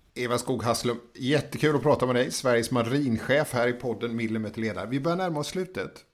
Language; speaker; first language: Swedish; native; Swedish